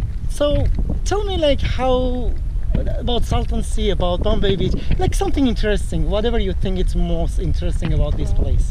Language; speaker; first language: English; non-native, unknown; Persian